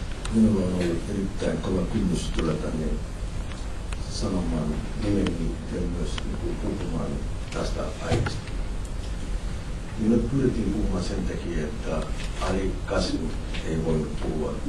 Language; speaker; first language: Finnish; non-native, fluent; Somali